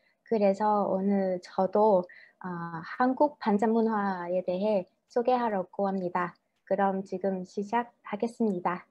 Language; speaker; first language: Korean; non-native, fluent; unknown